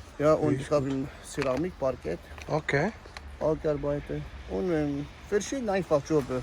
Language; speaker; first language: German; non-native, learner; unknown